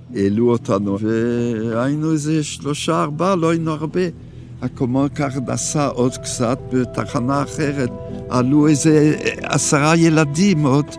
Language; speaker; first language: Hebrew; non-native, fluent; French